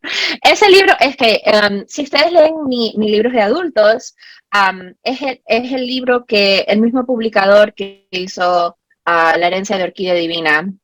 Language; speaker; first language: Spanish; early bilingual, heritage; Spanish